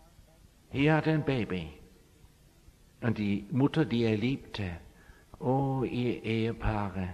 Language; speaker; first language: German; non-native, fluent; English